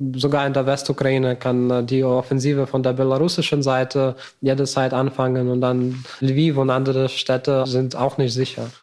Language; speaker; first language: German; non-native, fluent; Ukrainian